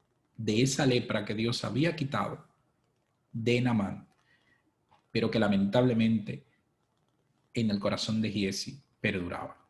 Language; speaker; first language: Spanish; native; Spanish